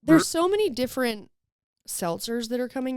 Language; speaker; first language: English; native; English